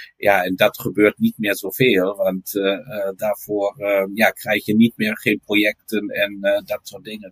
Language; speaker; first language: Dutch; non-native, fluent; German